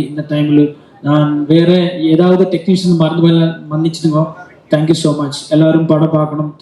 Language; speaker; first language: Tamil; non-native, learner; Malayalam